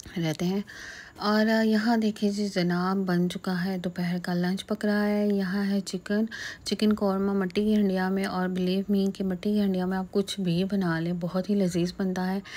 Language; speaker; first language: Urdu; native; Urdu